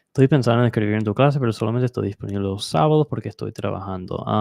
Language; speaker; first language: Spanish; non-native, fluent; English